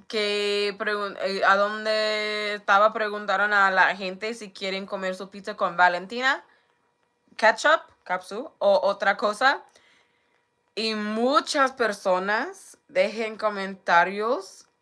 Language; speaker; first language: Spanish; non-native, learner; English